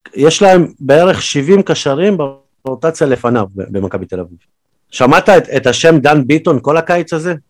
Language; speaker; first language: Hebrew; early bilingual, other home language; Russian